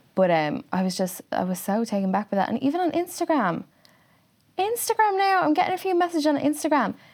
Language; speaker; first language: English; native; English